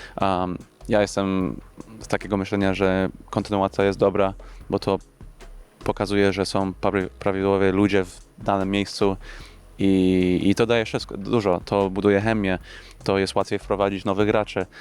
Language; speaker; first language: Polish; early bilingual, heritage; English